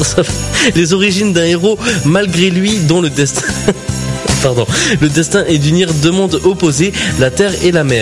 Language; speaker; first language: French; native; French